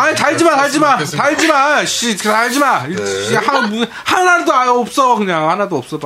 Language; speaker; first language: Korean; native; Korean